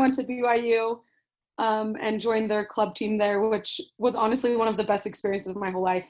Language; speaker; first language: English; native; English